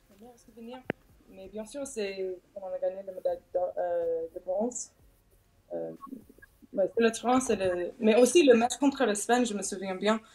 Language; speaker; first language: French; non-native, fluent; English